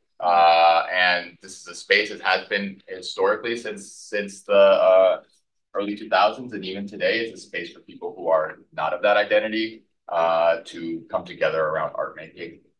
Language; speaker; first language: English; native; English